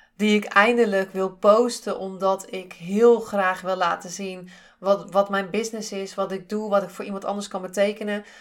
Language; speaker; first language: Dutch; native; Dutch